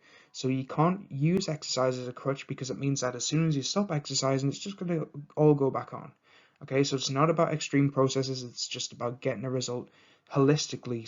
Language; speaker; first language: English; native; English